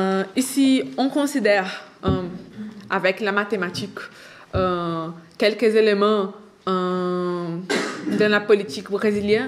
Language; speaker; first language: French; non-native, fluent; Portuguese